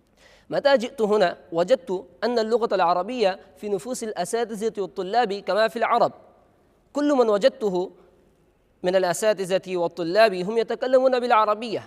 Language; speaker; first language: Arabic; non-native, learner; Urdu